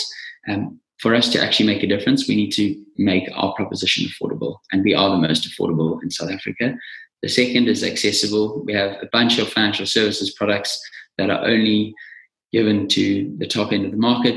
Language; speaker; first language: English; native; English